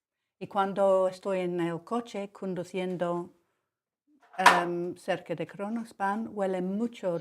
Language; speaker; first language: Spanish; non-native, learner; English